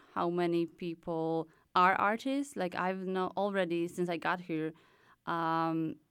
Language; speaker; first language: English; non-native, fluent; Polish